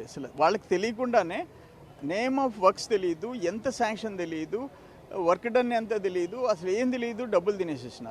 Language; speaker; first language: Telugu; native; Telugu